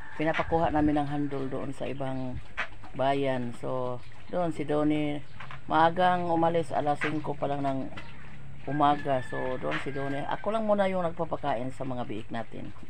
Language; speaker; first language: Filipino; non-native, local second language; Cebuano